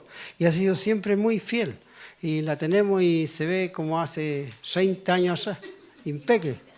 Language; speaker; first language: Spanish; native; Spanish